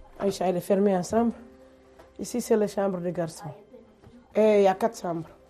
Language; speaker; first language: French; non-native, local second language; Fula